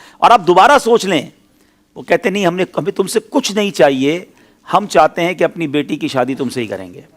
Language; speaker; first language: Urdu; native; Urdu